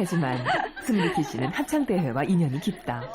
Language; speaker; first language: Korean; native; Korean